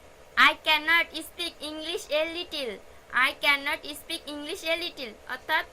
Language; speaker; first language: English; non-native, fluent; Bangla